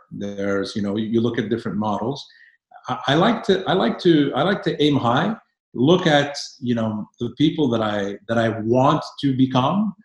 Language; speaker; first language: English; native; English